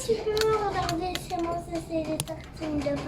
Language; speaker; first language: French; native; French